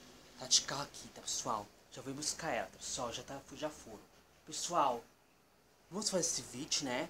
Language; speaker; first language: Portuguese; native; Portuguese